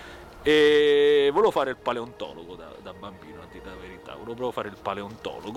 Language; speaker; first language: Italian; native; Italian